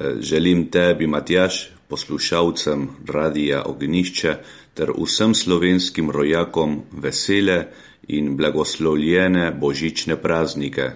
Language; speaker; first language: Slovenian; early bilingual, heritage; Slovenian